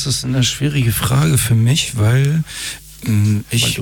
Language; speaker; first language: German; early bilingual, other home language; Persian